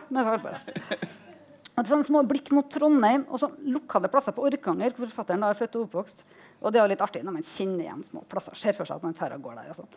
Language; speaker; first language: Norwegian; native; Norwegian